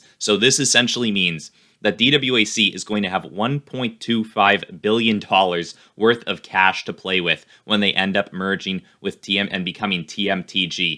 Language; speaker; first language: English; native; English